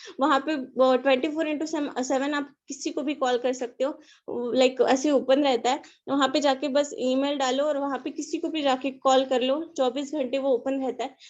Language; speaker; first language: Hindi; non-native, local second language; Marathi